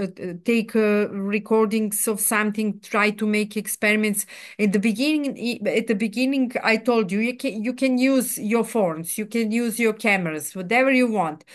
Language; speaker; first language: English; non-native, fluent; Serbian